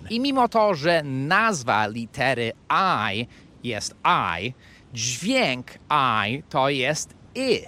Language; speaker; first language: Polish; non-native, fluent; English